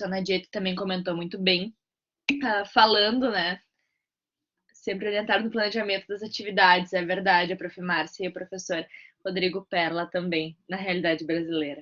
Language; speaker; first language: Portuguese; native; Portuguese